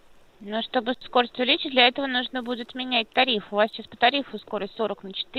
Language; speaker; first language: Russian; native; Russian